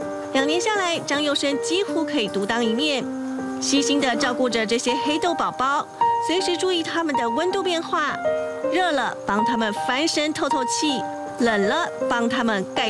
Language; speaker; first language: Chinese; native; Chinese